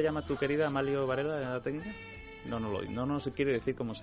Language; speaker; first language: Spanish; native; Spanish